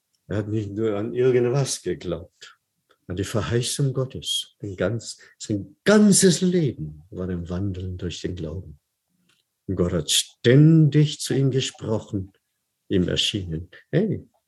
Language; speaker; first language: German; non-native, fluent; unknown